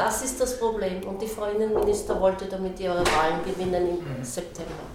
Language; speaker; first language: German; native; German